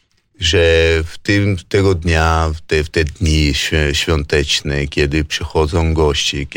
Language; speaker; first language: Polish; non-native, fluent; Georgian